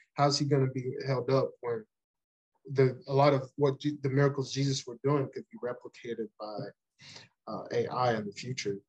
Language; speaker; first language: English; early bilingual, other home language; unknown